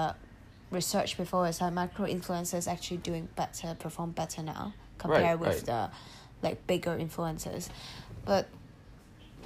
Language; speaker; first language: English; non-native, local second language; Cantonese